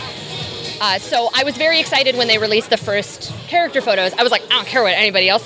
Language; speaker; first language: English; native; English